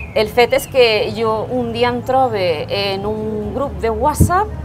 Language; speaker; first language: Catalan; native; Catalan